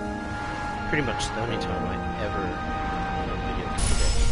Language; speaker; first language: English; native; English